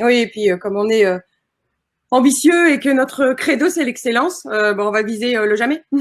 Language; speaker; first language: French; native; French